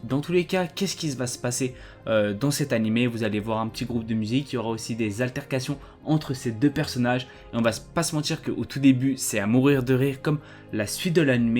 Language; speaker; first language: French; native; French